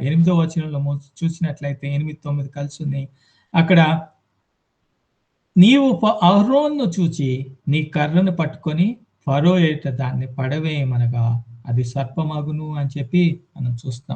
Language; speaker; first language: Telugu; native; Telugu